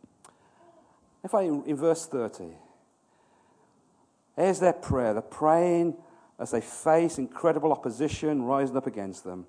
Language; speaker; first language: English; native; English